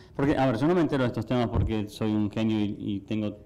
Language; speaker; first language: Spanish; native; Spanish